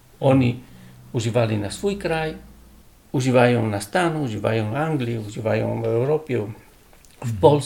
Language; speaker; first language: Polish; non-native, learner; Italian